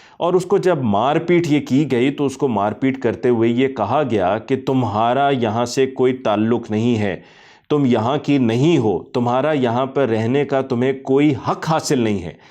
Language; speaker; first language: Urdu; native; Urdu